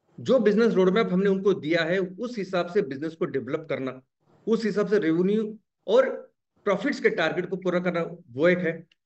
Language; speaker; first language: Hindi; non-native, local second language; Marathi